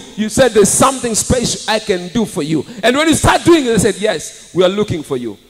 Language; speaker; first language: English; non-native, local second language; Swahili